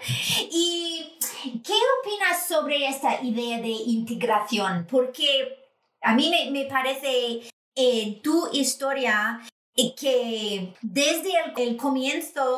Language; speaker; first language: Spanish; non-native, fluent; English